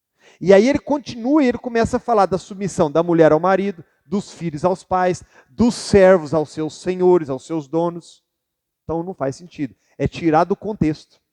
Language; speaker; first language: Portuguese; native; Portuguese